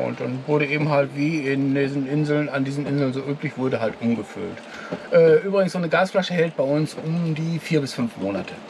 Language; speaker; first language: German; native; German